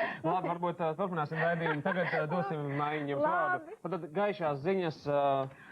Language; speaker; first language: Latvian; native; Latvian